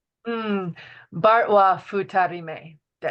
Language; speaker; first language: Japanese; non-native, learner; English